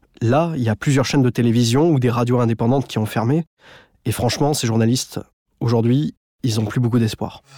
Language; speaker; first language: French; native; French